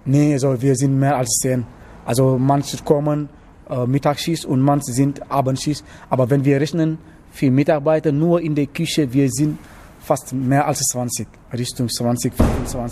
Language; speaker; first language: German; non-native, fluent; Wolof